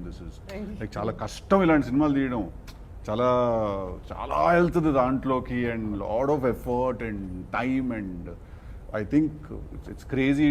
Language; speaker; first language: Telugu; native; Telugu